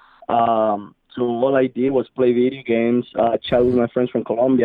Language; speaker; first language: English; non-native, fluent; Spanish